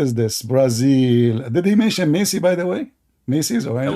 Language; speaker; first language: English; non-native, fluent; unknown